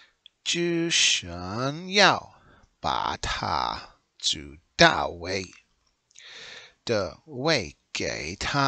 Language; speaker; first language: Chinese; non-native, learner; English